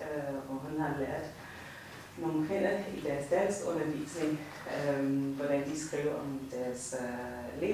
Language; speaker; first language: Danish; non-native, fluent; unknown